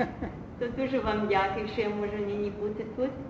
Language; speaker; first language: Ukrainian; early bilingual, heritage; Ukrainian